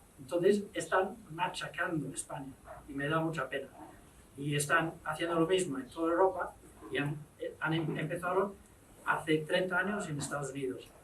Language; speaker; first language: Spanish; non-native, fluent; English